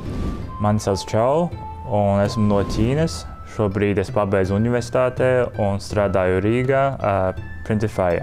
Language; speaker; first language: Latvian; early bilingual, other home language; Chinese